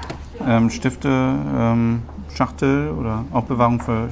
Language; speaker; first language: German; native; German